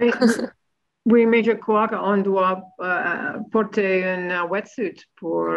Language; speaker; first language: French; non-native, learner; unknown